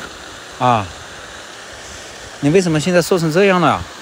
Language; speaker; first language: Chinese; native; Chinese